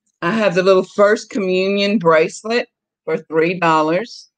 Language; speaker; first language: English; native; English